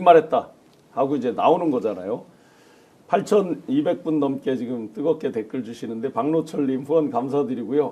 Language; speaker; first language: Korean; native; Korean